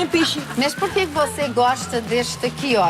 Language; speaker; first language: Portuguese; non-native, learner; French